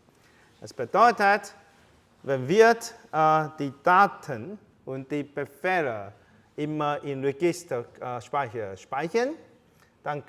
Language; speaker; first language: German; non-native, fluent; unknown